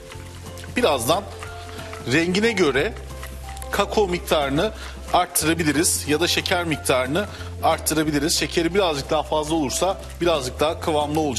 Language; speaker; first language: Turkish; native; Turkish